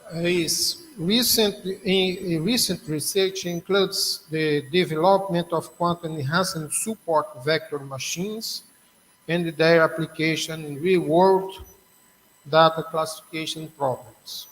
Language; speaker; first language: English; non-native, learner; Portuguese